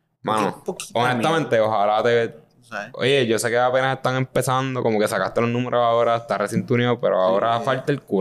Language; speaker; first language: Spanish; native; Spanish